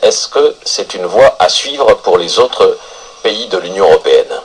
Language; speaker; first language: French; native; French